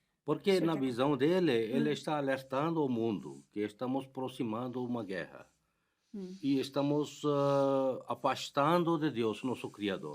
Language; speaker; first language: Portuguese; non-native, fluent; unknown